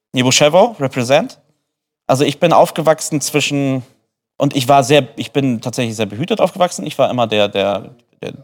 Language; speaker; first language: German; early bilingual, other home language; Polish